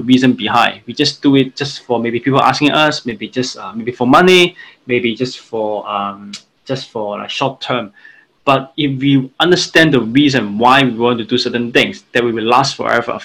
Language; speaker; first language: English; non-native, local second language; Cantonese